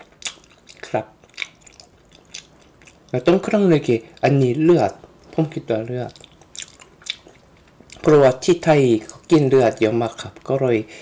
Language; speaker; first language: Thai; non-native, learner; Korean